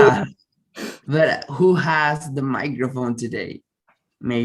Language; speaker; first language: English; non-native, fluent; Spanish